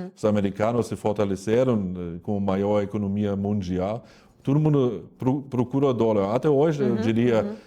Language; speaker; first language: Portuguese; non-native, fluent; German